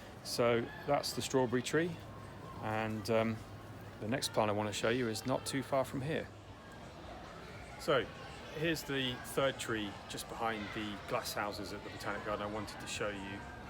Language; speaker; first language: English; native; English